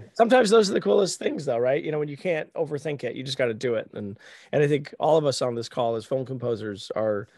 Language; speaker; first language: English; native; English